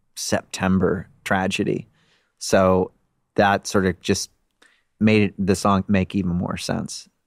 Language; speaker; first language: English; native; English